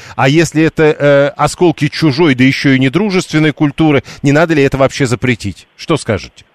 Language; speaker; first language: Russian; native; Russian